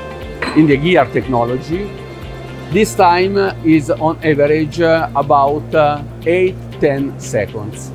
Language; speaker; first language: English; non-native, fluent; Italian